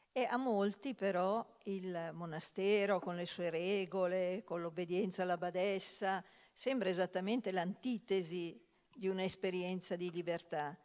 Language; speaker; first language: Italian; native; Italian